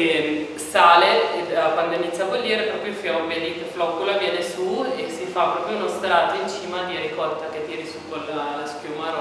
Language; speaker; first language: Italian; native; Italian